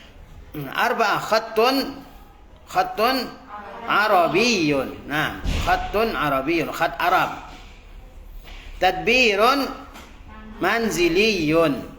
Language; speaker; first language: Arabic; non-native, fluent; Indonesian